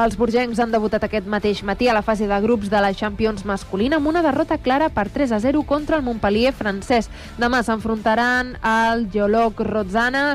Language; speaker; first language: Catalan; native; Catalan